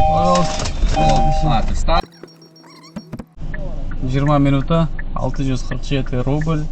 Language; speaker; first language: Russian; non-native, local second language; Kyrgyz